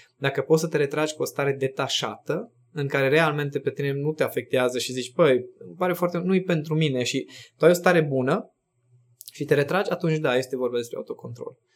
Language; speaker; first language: Romanian; non-native, local second language; Hungarian